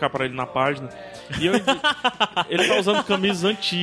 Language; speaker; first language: Portuguese; native; Portuguese